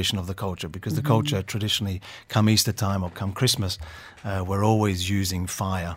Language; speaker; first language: English; native; English